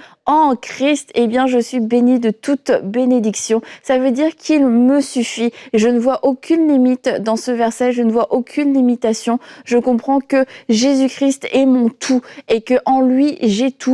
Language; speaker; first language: French; native; French